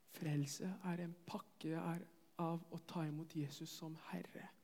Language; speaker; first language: Norwegian; non-native, fluent; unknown